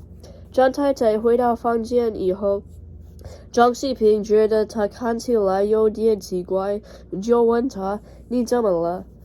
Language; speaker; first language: Chinese; non-native, learner; English